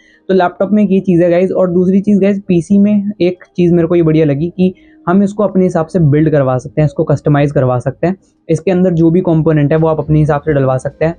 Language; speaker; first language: Hindi; native; Hindi